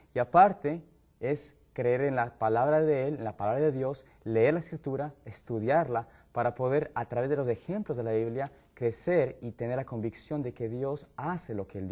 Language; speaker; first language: Spanish; native; Spanish